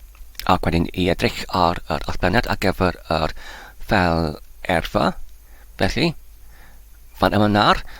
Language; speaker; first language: Welsh; non-native, learner; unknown